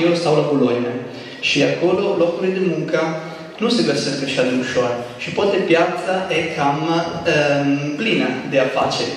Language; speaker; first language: Romanian; non-native, fluent; Italian